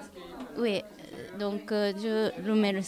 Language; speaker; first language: French; non-native, learner; Japanese